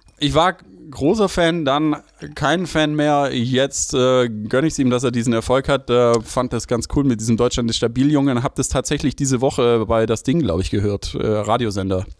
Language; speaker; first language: German; native; German